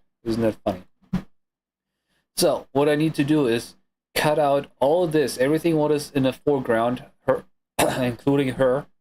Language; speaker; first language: English; non-native, fluent; German